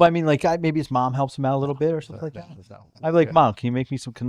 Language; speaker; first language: English; native; English